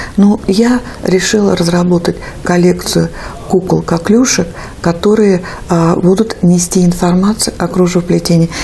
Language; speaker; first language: Russian; native; Russian